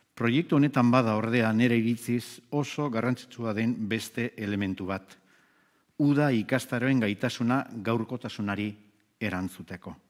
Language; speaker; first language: Basque; native; Basque